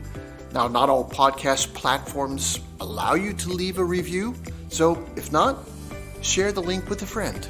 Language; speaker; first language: English; native; English